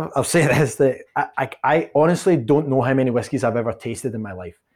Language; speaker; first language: English; native; English